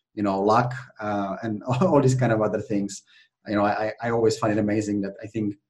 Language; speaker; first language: English; non-native, fluent; Czech